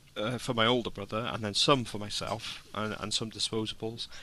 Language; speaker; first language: English; native; English